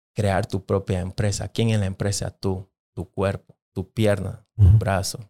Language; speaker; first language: Spanish; non-native, local second language; Jamaican Creole English